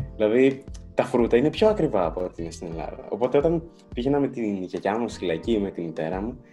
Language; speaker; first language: Greek; early bilingual, other home language; Ukrainian